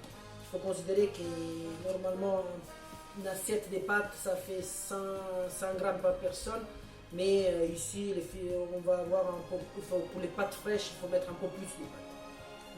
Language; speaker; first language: French; non-native, fluent; Italian